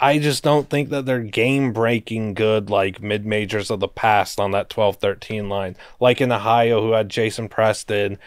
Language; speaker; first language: English; native; English